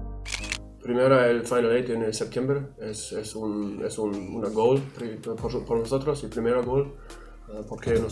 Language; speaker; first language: Spanish; non-native, learner; German